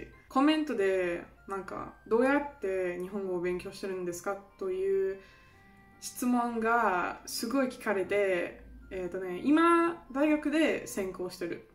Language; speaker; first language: Japanese; non-native, fluent; German